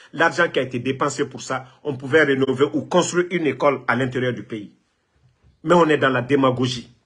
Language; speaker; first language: French; non-native, local second language; Mandingo